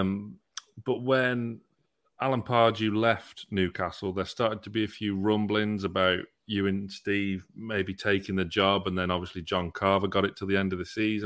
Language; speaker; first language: English; native; English